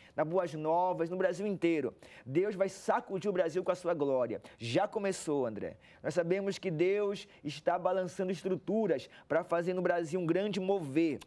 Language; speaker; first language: Portuguese; native; Portuguese